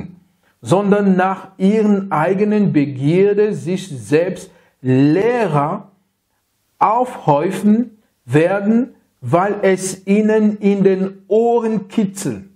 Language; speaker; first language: German; non-native, learner; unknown